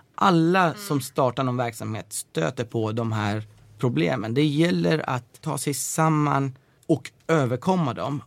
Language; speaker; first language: Swedish; early bilingual, other home language; Persian